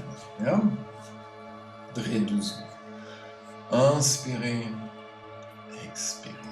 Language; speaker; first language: French; non-native, fluent; German